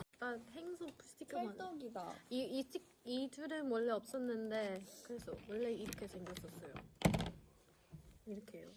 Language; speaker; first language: Korean; non-native, fluent; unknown